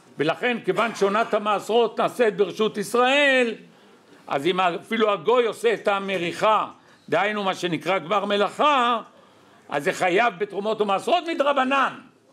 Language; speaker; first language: Hebrew; native; Hebrew